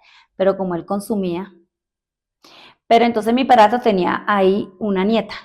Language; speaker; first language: Spanish; native; Spanish